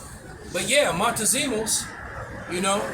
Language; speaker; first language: English; native; English